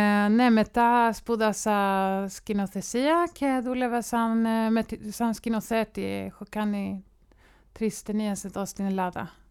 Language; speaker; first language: Greek; non-native, fluent; Swedish